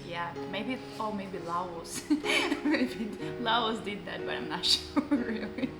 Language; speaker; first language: English; non-native, learner; Russian